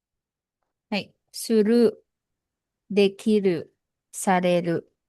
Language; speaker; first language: Japanese; non-native, learner; Filipino